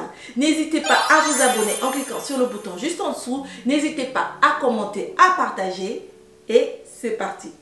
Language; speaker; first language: French; native; French